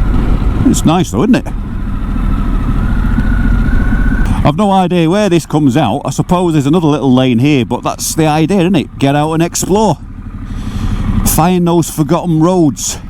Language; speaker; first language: English; native; English